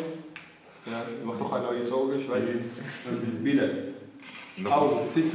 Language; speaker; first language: German; early bilingual, other home language; Arabic